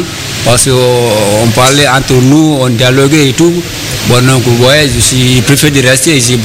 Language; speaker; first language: French; non-native, learner; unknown